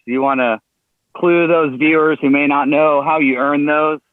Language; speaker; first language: English; native; English